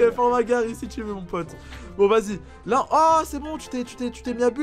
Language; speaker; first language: French; native; French